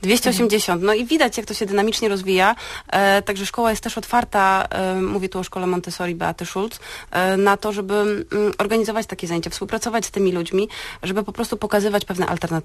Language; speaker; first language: Polish; native; Polish